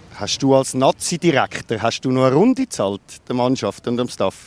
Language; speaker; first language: German; native; German